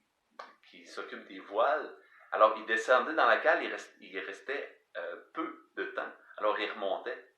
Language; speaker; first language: French; native; French